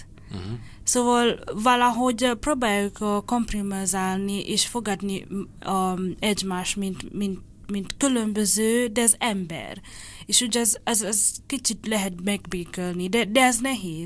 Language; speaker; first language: Hungarian; non-native, learner; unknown